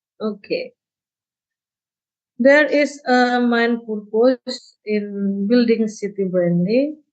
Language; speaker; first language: English; non-native, learner; Indonesian